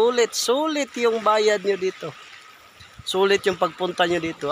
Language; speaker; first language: Filipino; non-native, local second language; Cebuano